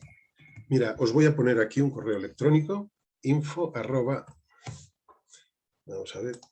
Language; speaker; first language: Spanish; native; Spanish